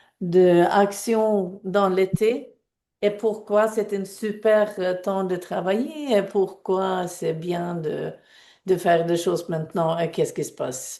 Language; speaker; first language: French; non-native, fluent; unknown